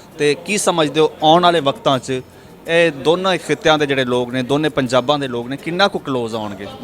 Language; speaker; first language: Punjabi; native; Punjabi